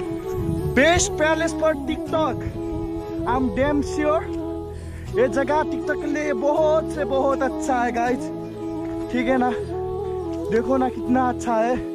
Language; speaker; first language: Hindi; non-native, learner; Nepali